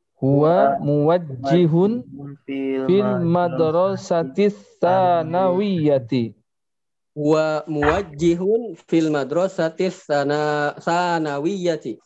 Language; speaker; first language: Arabic; non-native, learner; Indonesian